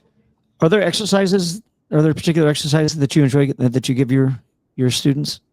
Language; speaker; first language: English; native; English